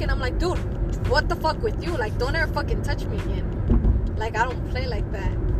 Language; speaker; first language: English; early bilingual, other home language; Spanish